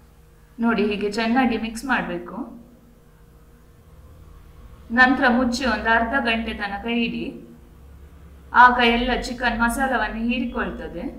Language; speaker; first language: Kannada; native; Kannada